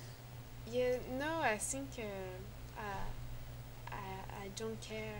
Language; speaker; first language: English; non-native, learner; French